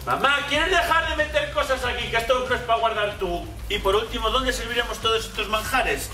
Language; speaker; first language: Spanish; native; Spanish